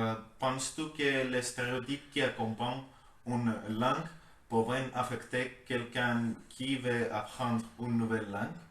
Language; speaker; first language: French; non-native, learner; Greek